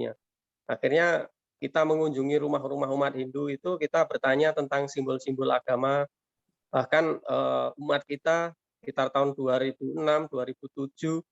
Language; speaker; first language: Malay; non-native, local second language; Javanese